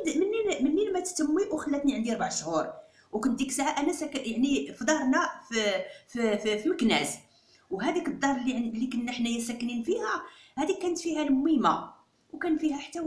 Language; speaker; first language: Arabic; native; Arabic